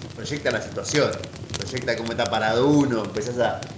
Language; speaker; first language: Spanish; native; Spanish